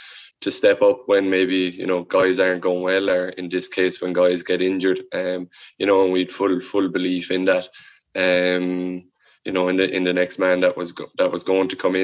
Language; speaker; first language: English; native; English